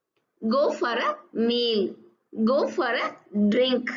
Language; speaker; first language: English; non-native, local second language; Tamil